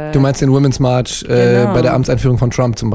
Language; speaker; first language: German; native; German